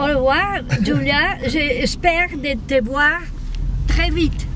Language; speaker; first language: French; non-native, learner; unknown